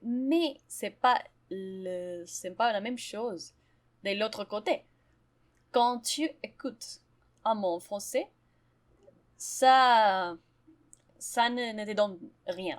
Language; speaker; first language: French; non-native, fluent; Spanish